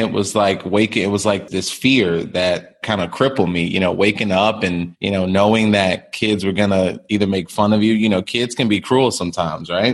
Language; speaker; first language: English; native; English